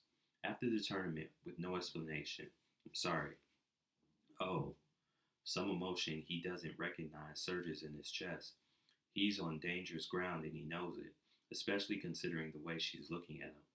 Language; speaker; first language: English; native; English